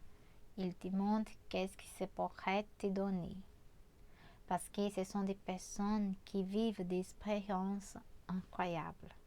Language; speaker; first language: French; non-native, fluent; Portuguese